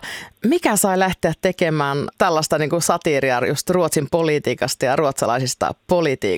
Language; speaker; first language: Finnish; native; Finnish